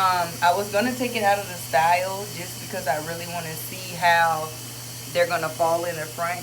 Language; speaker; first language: English; native; English